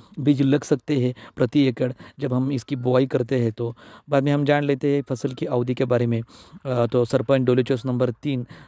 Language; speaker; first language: Hindi; non-native, local second language; Marathi